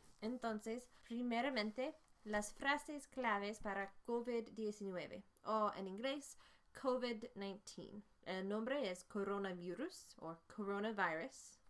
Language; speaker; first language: Spanish; non-native, fluent; English